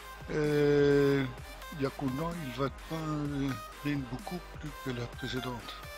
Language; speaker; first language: French; non-native, learner; Dutch